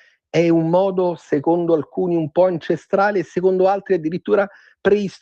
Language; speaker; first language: Italian; native; Italian